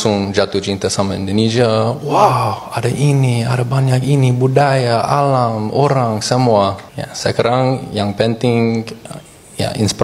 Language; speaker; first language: Indonesian; non-native, learner; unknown